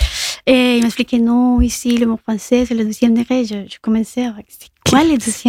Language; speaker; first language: French; non-native, fluent; Spanish